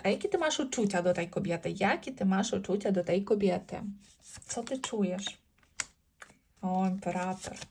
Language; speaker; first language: Polish; non-native, learner; Ukrainian